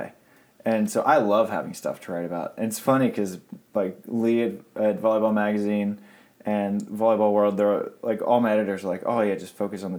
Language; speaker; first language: English; native; English